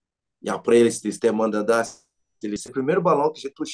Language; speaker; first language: French; non-native, learner; Portuguese